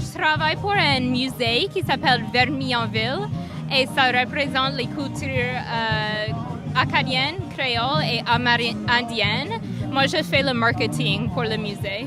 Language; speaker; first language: French; non-native, fluent; English